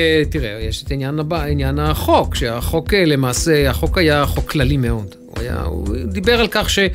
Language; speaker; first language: Hebrew; native; Hebrew